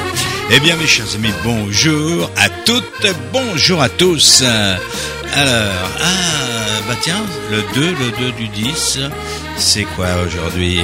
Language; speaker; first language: French; native; French